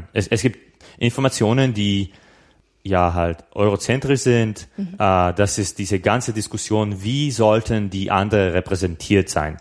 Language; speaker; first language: German; non-native, fluent; Slovak